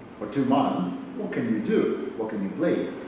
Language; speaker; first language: English; non-native, fluent; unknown